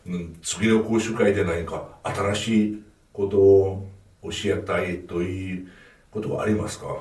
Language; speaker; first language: Japanese; non-native, fluent; Hungarian